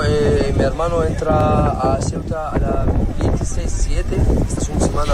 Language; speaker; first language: Spanish; non-native, learner; Arabic